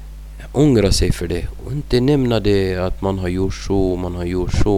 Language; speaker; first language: Swedish; non-native, fluent; Arabic